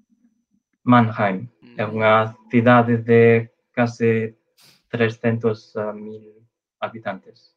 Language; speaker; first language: Portuguese; non-native, fluent; Chinese